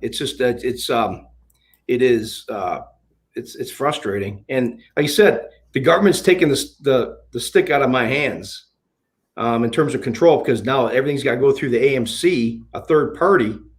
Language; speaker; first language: English; native; English